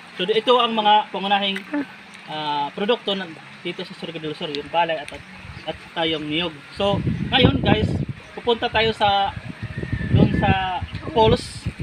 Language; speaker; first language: Filipino; non-native, local second language; Cebuano